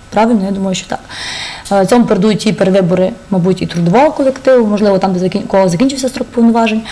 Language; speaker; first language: Ukrainian; native; Ukrainian